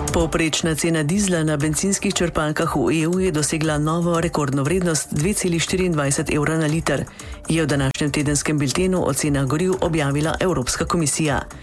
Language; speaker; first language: Slovenian; native; Slovenian